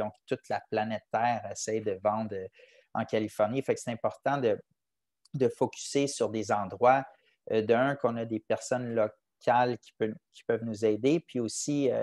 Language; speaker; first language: French; native; French